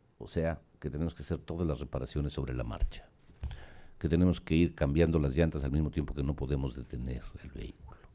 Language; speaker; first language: Spanish; native; Spanish